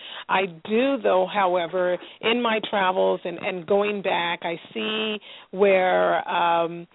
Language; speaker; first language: English; native; English